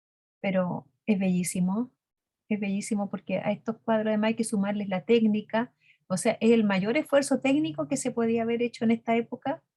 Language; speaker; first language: Spanish; native; Spanish